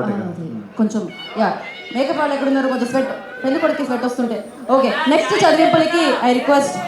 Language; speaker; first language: Telugu; native; Telugu